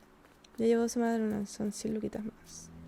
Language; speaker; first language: Spanish; native; Spanish